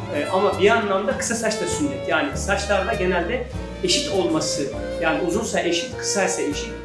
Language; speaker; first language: Turkish; native; Turkish